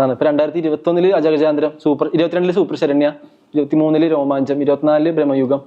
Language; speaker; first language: Malayalam; native; Malayalam